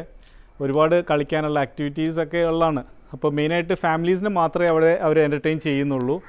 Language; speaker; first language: Malayalam; native; Malayalam